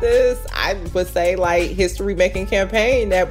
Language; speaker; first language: English; native; English